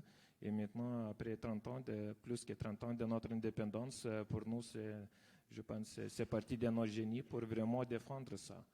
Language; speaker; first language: French; non-native, fluent; Lithuanian